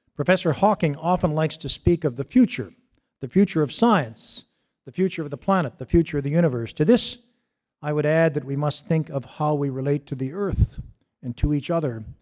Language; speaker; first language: English; native; English